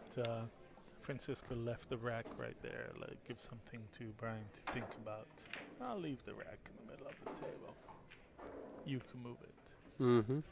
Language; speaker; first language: English; non-native, fluent; Hebrew